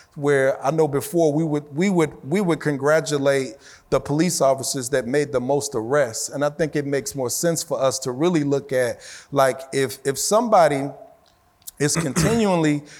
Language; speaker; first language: English; native; English